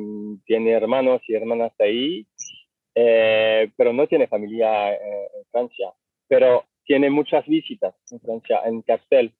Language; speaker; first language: Spanish; non-native, fluent; French